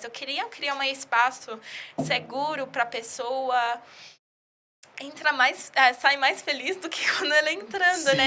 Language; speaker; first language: Portuguese; early bilingual, heritage; English